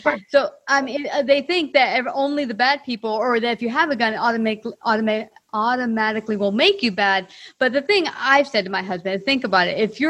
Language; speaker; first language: English; native; English